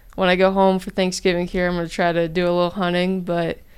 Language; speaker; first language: English; native; English